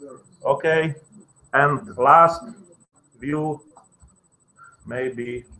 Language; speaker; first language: English; non-native, learner; Slovak